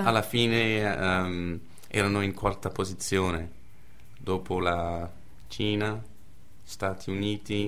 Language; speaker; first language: Italian; non-native, fluent; English